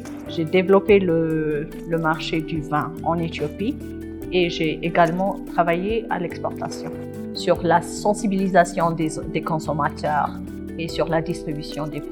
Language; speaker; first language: French; non-native, fluent; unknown